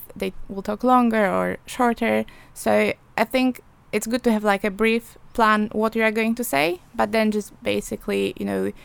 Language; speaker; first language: English; non-native, fluent; Polish